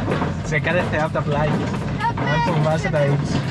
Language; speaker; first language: Greek; native; Greek